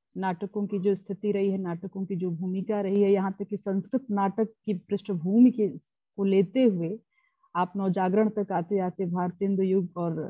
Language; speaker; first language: Hindi; native; Hindi